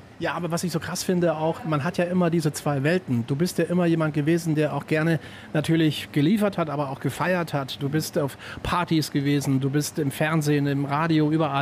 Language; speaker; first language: German; native; German